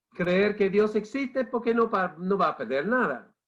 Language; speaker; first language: Spanish; non-native, fluent; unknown